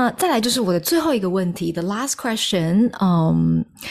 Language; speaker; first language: English; non-native, fluent; Chinese